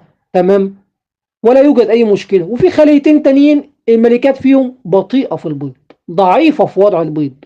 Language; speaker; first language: Arabic; native; Arabic